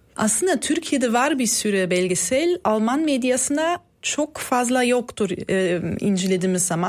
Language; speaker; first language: Turkish; non-native, fluent; German